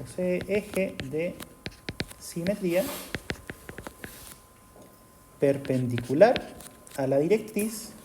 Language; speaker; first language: Spanish; native; Spanish